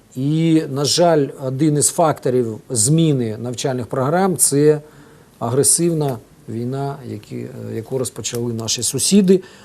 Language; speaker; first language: Ukrainian; native; Ukrainian